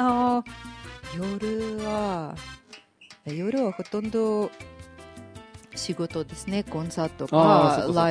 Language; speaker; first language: Japanese; non-native, fluent; Russian